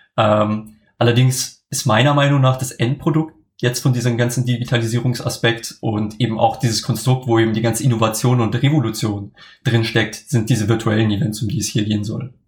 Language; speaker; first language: German; native; German